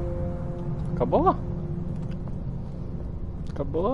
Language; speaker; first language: Portuguese; native; Portuguese